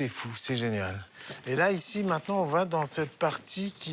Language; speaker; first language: French; native; French